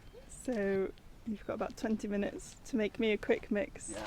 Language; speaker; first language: English; native; English